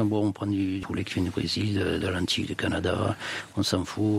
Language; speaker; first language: French; native; French